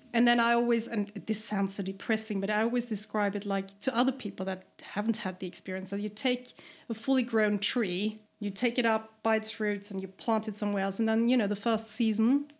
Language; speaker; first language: English; non-native, fluent; German